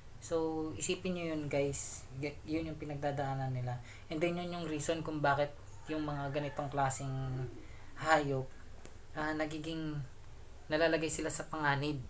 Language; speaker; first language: Filipino; native; Filipino